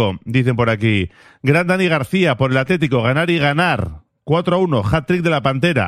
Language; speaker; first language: Spanish; native; Spanish